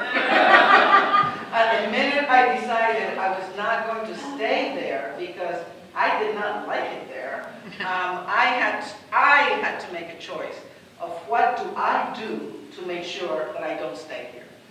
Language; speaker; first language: English; non-native, fluent; Spanish